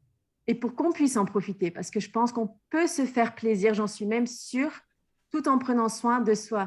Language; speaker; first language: French; native; French